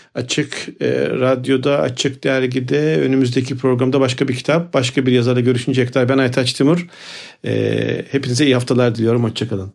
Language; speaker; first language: Turkish; native; Turkish